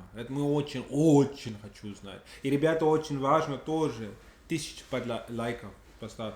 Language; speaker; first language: Russian; non-native, fluent; English